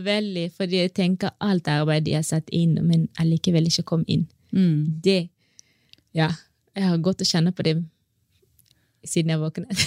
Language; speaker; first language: Norwegian; non-native, fluent; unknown